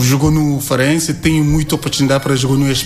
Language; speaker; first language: Portuguese; non-native, learner; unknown